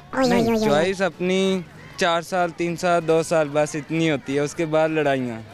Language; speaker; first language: Urdu; native; Urdu